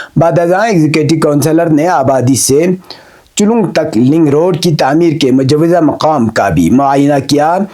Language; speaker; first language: Urdu; non-native, local second language; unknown